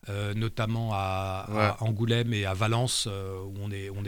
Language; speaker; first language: French; native; French